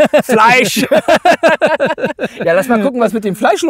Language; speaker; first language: German; native; German